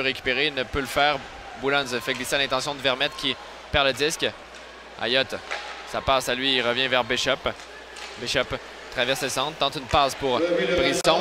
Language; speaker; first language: French; native; French